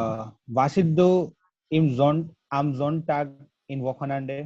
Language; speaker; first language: German; non-native, learner; Gujarati